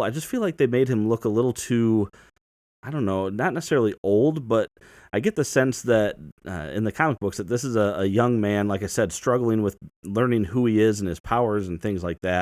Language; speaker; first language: English; native; English